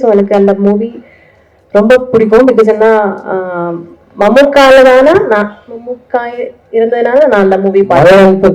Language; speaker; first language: Tamil; non-native, learner; Malayalam